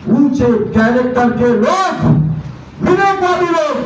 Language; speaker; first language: Hindi; non-native, local second language; Marathi